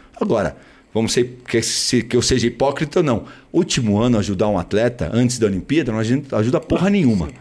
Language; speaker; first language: Portuguese; early bilingual, other home language; Spanish